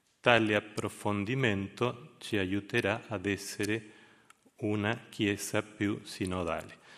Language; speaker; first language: Italian; non-native, fluent; Spanish